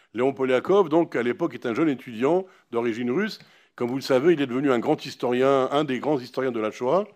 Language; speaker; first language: French; native; French